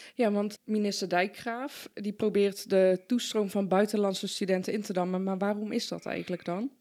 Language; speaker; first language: Dutch; early bilingual, other home language; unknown